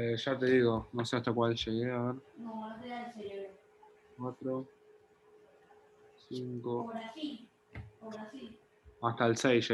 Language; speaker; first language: Spanish; native; Spanish